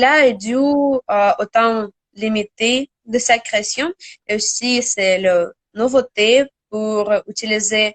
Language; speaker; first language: French; non-native, learner; Russian